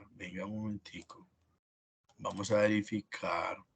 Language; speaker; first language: Spanish; native; Spanish